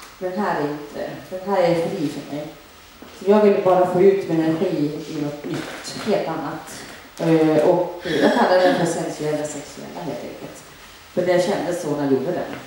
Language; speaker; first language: Swedish; early bilingual, other home language; Finnish